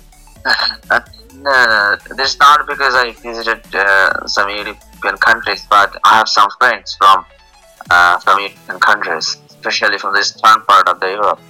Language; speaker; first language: English; non-native, local second language; Bangla